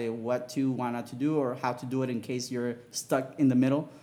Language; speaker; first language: English; early bilingual, other home language; Spanish